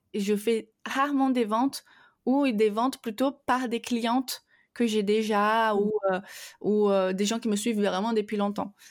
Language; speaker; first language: French; non-native, fluent; Portuguese